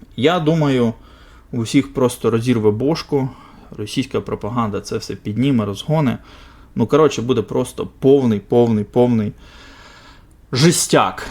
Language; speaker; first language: Ukrainian; non-native, local second language; Russian